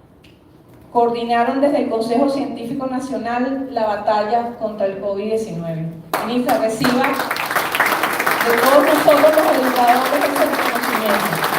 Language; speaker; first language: Spanish; native; Spanish